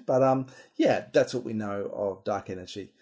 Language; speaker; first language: English; native; English